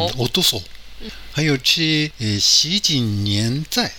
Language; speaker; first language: Chinese; non-native, fluent; Japanese